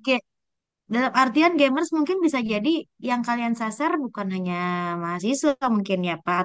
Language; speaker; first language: Indonesian; native; Indonesian